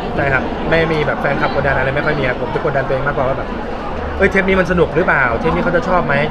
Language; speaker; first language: Thai; native; Thai